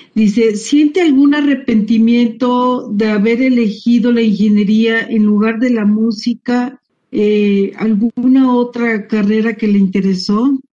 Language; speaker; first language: Spanish; native; Spanish